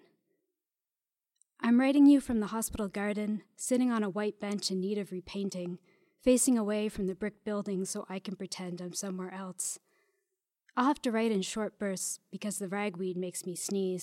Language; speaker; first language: English; native; English